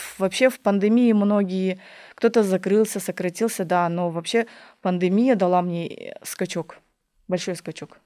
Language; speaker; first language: Russian; native; Russian